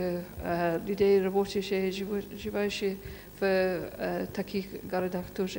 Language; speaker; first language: Russian; non-native, fluent; English